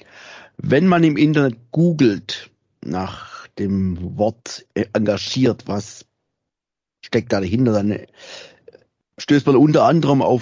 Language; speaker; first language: German; native; German